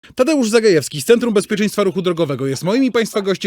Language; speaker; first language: Polish; native; Polish